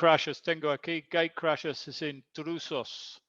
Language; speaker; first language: Spanish; non-native, fluent; English